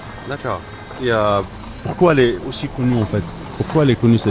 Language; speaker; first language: French; native; French